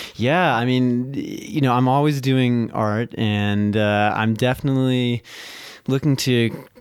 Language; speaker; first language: English; native; English